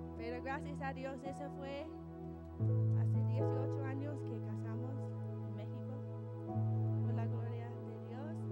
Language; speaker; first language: Spanish; non-native, fluent; English